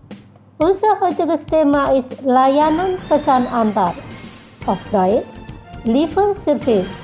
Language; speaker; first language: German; non-native, fluent; Indonesian